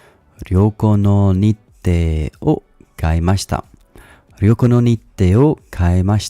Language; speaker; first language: Japanese; non-native, learner; English